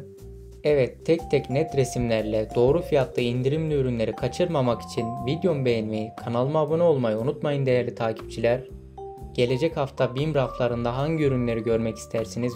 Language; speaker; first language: Turkish; native; Turkish